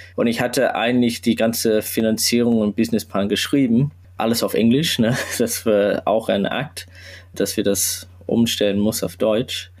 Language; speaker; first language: German; non-native, learner; English